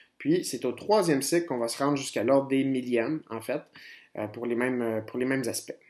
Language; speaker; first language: French; native; French